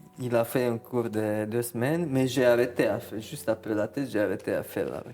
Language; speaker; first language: French; non-native, fluent; Romanian